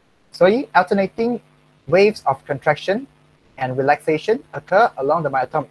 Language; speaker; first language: English; non-native, local second language; Chinese